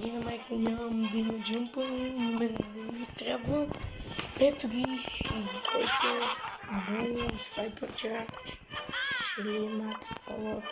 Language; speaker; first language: Bulgarian; native; Bulgarian